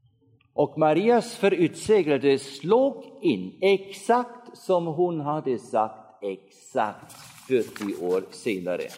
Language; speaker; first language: Swedish; non-native, fluent; German